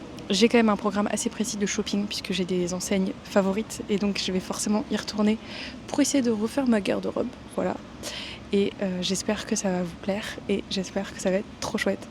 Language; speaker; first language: French; native; French